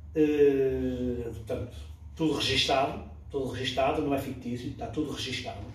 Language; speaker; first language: Portuguese; early bilingual, other home language; French